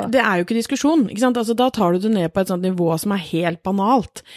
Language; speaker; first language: Norwegian; native; Norwegian